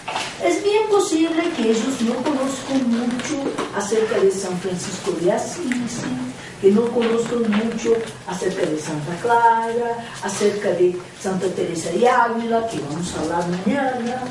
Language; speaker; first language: Spanish; non-native, fluent; Portuguese